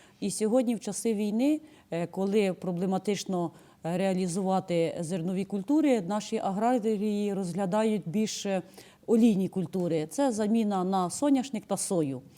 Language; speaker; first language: Ukrainian; native; Ukrainian